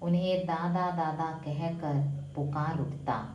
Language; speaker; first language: Hindi; non-native, local second language; Malayalam